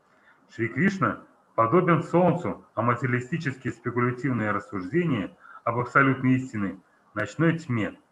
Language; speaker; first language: Russian; native; Russian